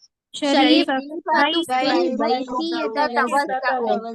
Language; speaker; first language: Arabic; non-native, learner; Urdu